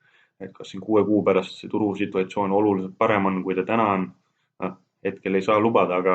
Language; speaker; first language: Estonian; native; Estonian